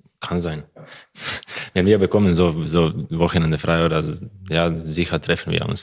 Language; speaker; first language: German; non-native, learner; Croatian